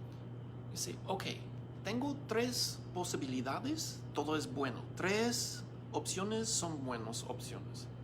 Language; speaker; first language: Spanish; non-native, learner; English